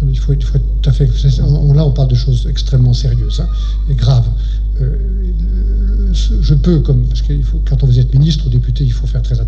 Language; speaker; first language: French; native; French